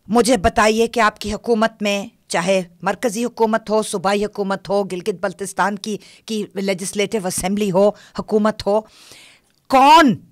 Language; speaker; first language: Urdu; non-native, local second language; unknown